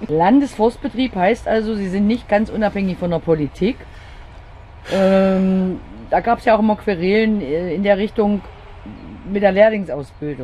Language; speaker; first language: German; native; German